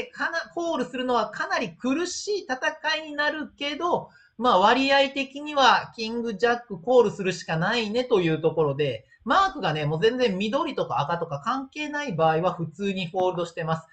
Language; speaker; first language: Japanese; native; Japanese